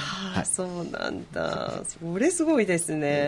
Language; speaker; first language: Japanese; native; Japanese